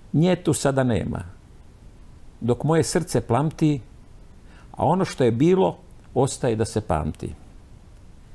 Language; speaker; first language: Croatian; native; Croatian